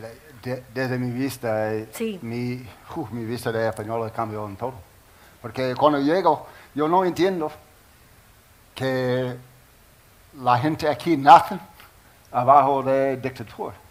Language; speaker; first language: Spanish; non-native, learner; English